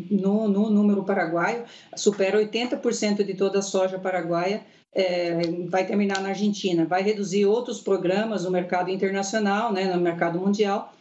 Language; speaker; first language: Portuguese; early bilingual, heritage; Portuguese